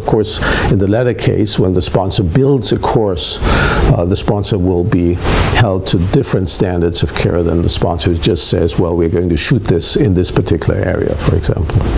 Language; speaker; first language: English; non-native, fluent; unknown